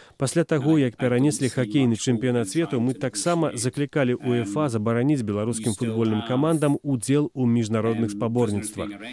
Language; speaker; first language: Belarusian; non-native, fluent; English